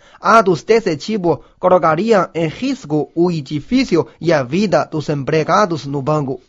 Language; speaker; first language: Portuguese; non-native, fluent; Chinese